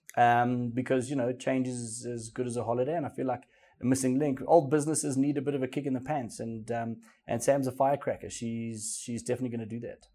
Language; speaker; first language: English; native; English